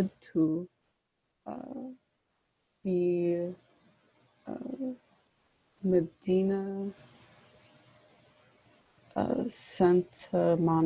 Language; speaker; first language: Arabic; non-native, learner; English